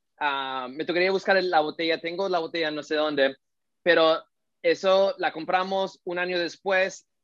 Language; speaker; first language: Spanish; early bilingual, heritage; Spanish